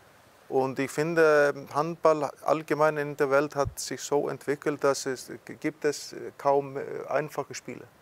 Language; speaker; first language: German; non-native, fluent; Icelandic